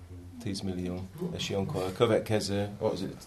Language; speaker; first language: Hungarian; non-native, learner; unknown